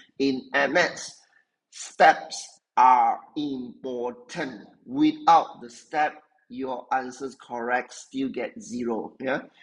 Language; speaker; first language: English; non-native, local second language; Chinese